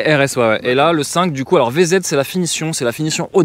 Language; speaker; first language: French; native; French